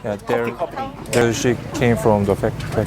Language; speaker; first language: English; non-native, learner; Korean